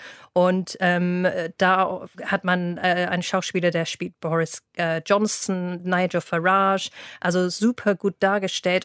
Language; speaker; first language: German; non-native, fluent; English